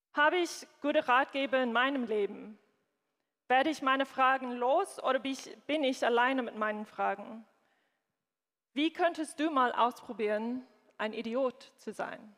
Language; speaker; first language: German; non-native, fluent; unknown